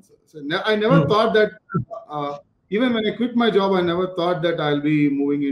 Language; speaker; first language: English; non-native, local second language; Telugu